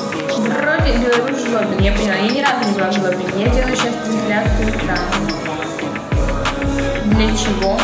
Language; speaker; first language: Russian; native; Russian